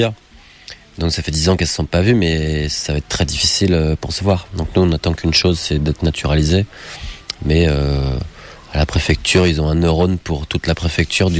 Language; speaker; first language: French; native; French